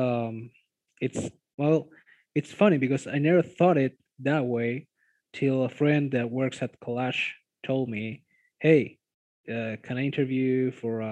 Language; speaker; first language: English; non-native, fluent; Spanish